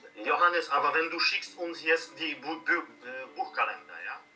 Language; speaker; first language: German; non-native, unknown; Polish